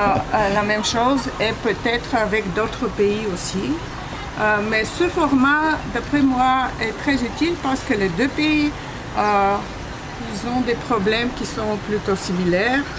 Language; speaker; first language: French; non-native, fluent; Bulgarian